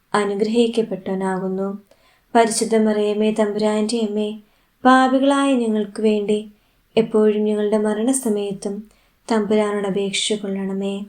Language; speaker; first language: Malayalam; native; Malayalam